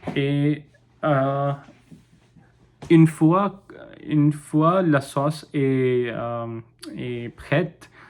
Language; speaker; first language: French; non-native, learner; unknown